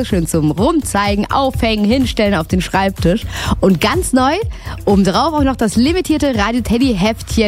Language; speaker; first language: German; native; German